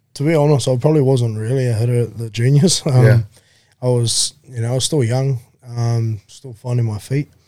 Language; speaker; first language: English; native; English